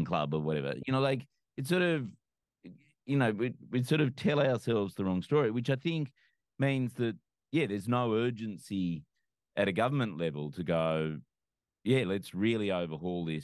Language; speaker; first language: English; native; English